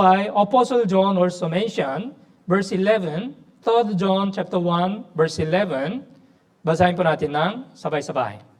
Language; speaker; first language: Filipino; non-native, learner; Korean